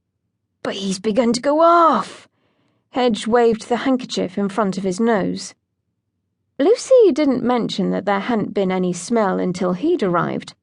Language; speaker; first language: English; native; English